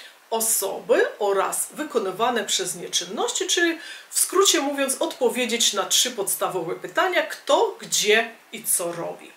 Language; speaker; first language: Polish; native; Polish